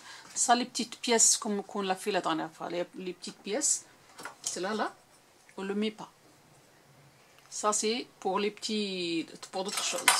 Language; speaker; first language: French; non-native, local second language; Arabic